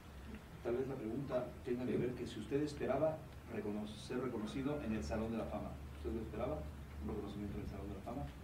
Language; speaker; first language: Spanish; native; Spanish